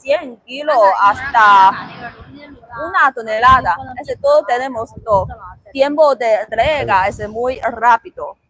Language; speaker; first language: Spanish; non-native, learner; Chinese